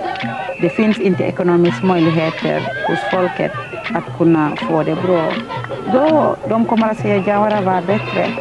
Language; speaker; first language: Swedish; non-native, fluent; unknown